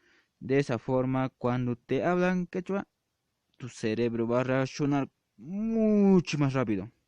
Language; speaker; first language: Spanish; non-native, local second language; Quechua